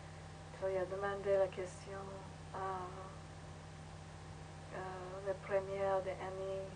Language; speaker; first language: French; non-native, learner; English